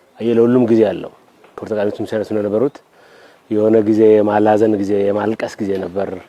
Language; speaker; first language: Amharic; non-native, local second language; Oromo